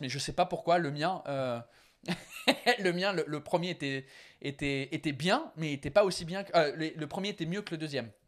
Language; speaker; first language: French; non-native, fluent; English